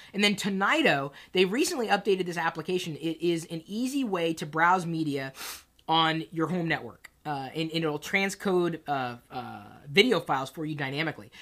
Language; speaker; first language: English; native; English